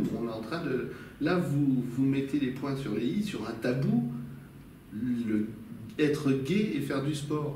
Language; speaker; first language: French; native; French